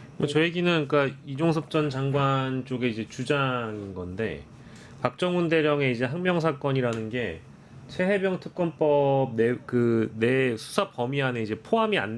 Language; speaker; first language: Korean; native; Korean